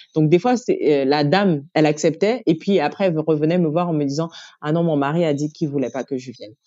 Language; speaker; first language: French; native; French